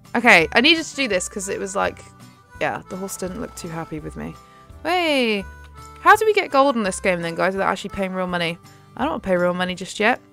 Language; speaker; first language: English; native; English